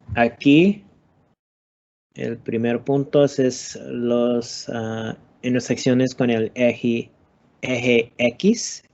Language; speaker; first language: Spanish; non-native, learner; English